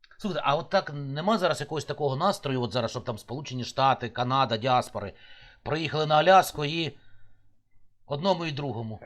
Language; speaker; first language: Ukrainian; native; Ukrainian